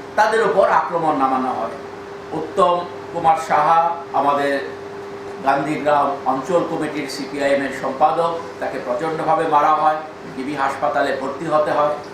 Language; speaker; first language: Bangla; native; Bangla